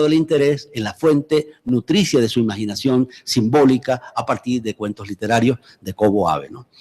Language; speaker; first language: Spanish; native; Spanish